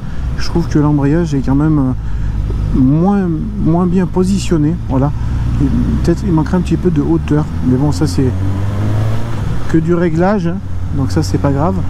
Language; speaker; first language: French; native; French